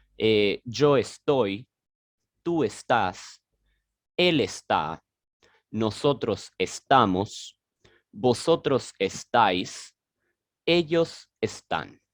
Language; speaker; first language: Spanish; non-native, learner; French